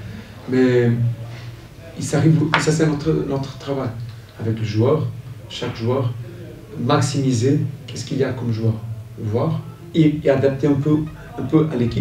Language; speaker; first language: French; non-native, fluent; Portuguese